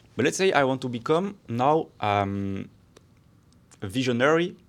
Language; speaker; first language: English; non-native, fluent; French